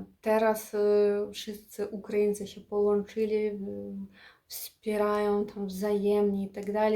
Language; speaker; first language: Polish; non-native, fluent; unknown